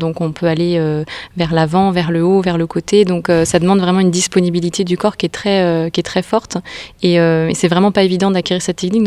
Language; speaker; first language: French; native; French